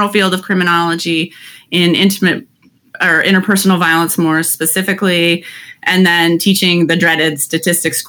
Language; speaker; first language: English; native; English